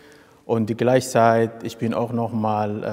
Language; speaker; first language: German; non-native, fluent; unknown